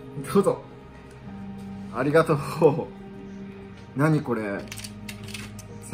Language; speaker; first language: Japanese; native; Japanese